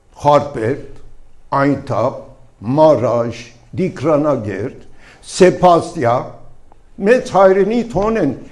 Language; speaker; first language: Armenian; early bilingual, heritage; Armenian